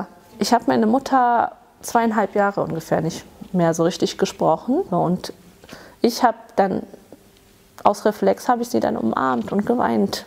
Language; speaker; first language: German; early bilingual, other home language; Tamil